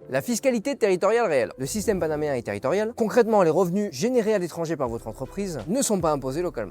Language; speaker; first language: French; native; French